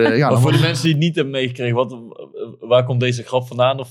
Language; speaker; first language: Dutch; native; Dutch